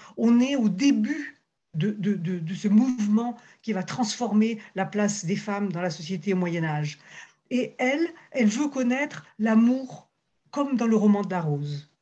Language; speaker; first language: French; native; French